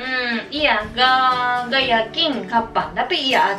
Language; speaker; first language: Indonesian; non-native, fluent; Japanese